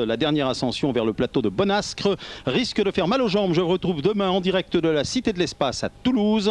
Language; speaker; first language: French; native; French